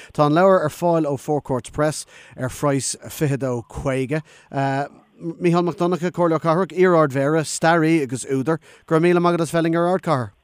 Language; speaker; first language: Irish; non-native, local second language; English